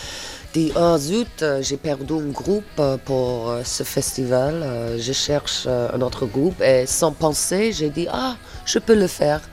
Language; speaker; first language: French; non-native, fluent; English